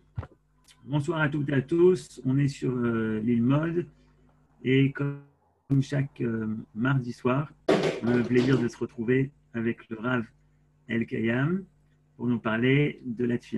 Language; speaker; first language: French; native; French